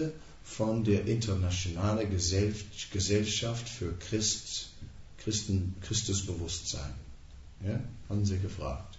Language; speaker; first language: German; non-native, fluent; Dutch